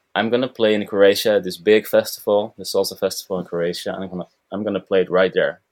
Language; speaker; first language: English; non-native, fluent; Dutch